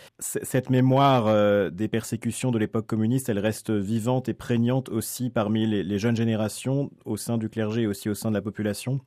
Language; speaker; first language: French; native; French